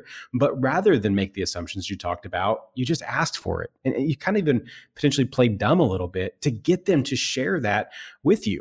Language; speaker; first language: English; native; English